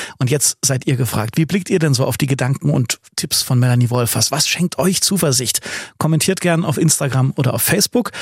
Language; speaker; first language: German; native; German